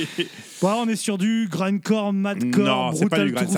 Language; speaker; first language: French; native; French